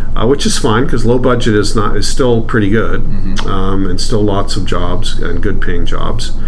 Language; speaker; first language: English; native; English